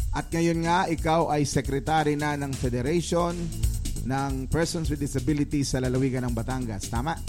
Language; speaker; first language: Filipino; native; Filipino